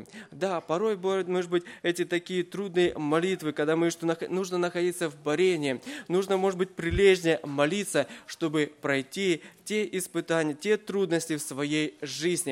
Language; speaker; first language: Russian; native; Russian